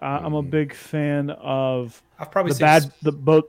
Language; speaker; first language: English; native; English